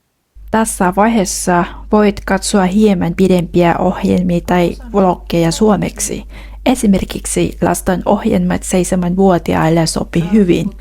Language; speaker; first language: Finnish; non-native, fluent; Vietnamese